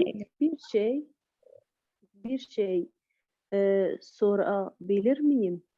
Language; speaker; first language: Turkish; non-native, learner; Arabic